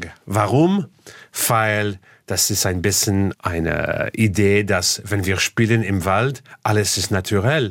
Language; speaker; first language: German; non-native, fluent; English